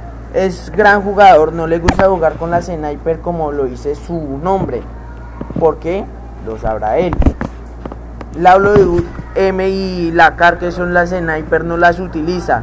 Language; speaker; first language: Spanish; native; Spanish